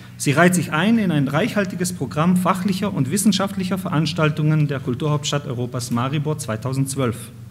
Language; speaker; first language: German; non-native, fluent; Slovenian